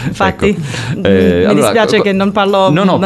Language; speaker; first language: Italian; non-native, learner; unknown